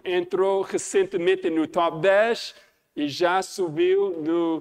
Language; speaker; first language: Portuguese; non-native, fluent; English